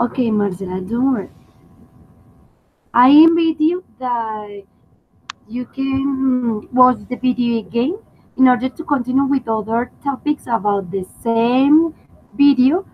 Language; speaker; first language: English; non-native, fluent; Spanish